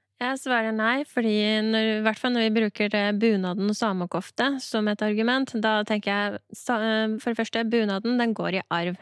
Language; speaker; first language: Norwegian; early bilingual, other home language; Persian